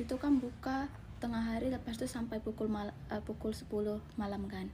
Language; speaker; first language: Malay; non-native, learner; Indonesian